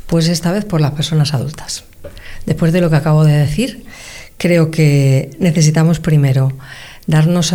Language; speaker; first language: Spanish; native; Spanish